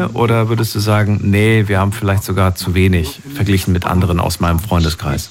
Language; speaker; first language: German; native; German